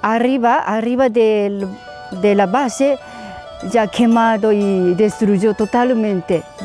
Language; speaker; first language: Spanish; non-native, learner; Japanese